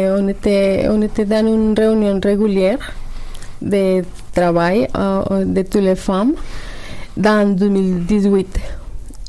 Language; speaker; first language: French; non-native, learner; Spanish